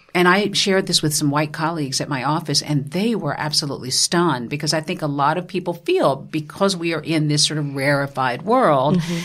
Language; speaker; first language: English; native; English